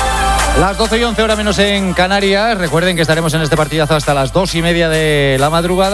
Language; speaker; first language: Spanish; native; Spanish